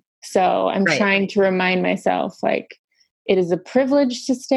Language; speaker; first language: English; native; English